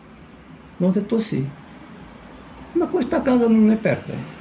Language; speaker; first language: Italian; non-native, learner; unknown